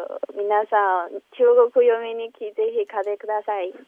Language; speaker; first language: Japanese; non-native, learner; Chinese